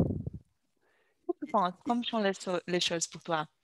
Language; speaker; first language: French; non-native, learner; Portuguese